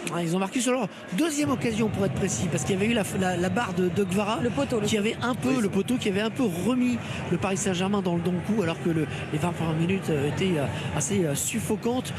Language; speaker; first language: French; native; French